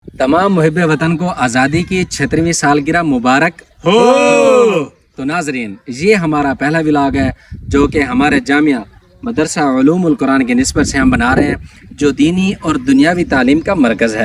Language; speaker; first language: Urdu; native; Urdu